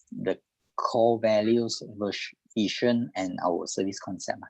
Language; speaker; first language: English; non-native, local second language; Chinese